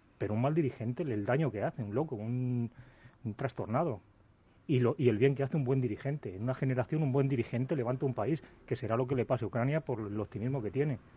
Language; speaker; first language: Spanish; native; Spanish